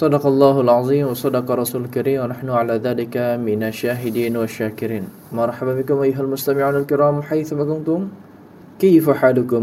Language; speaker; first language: Arabic; non-native, fluent; Indonesian